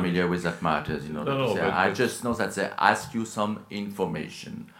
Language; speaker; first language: English; non-native, fluent; French